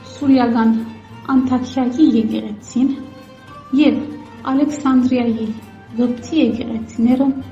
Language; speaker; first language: Armenian; early bilingual, heritage; Armenian